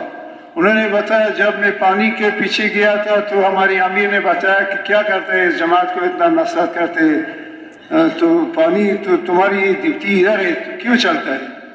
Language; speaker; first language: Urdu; non-native, local second language; Pashto